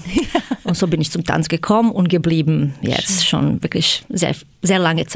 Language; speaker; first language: German; non-native, fluent; Croatian